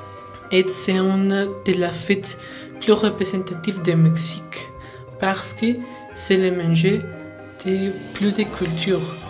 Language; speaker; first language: French; non-native, learner; Spanish